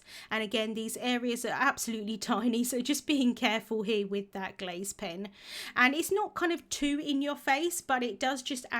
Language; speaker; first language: English; native; English